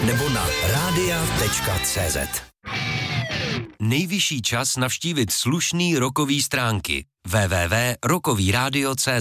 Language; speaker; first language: Czech; native; Czech